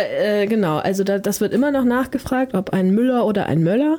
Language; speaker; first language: German; native; German